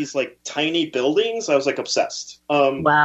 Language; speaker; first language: English; early bilingual, other home language; Spanish